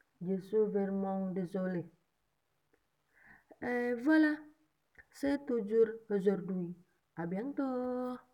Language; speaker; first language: French; non-native, learner; Indonesian